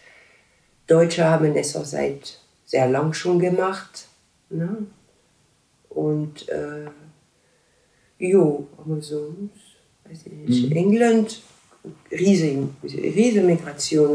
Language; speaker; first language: German; non-native, learner; French